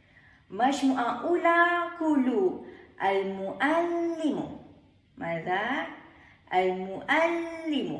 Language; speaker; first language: Arabic; non-native, learner; Malay